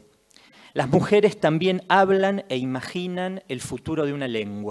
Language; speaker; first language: Spanish; native; Spanish